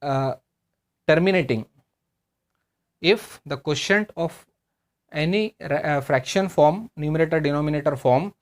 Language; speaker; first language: English; non-native, local second language; Hindi